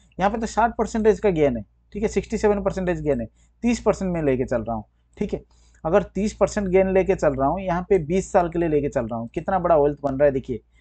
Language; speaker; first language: Hindi; native; Hindi